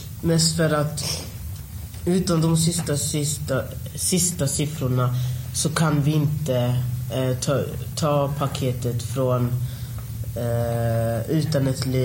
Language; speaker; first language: Swedish; early bilingual, other home language; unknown